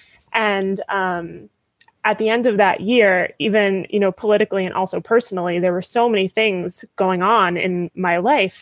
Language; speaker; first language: English; native; English